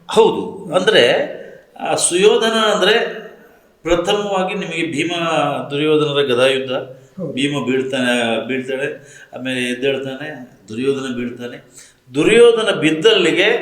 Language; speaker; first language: Kannada; non-native, local second language; Tulu